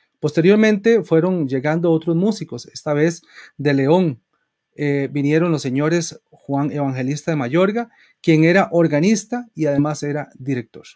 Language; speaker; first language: Spanish; native; Spanish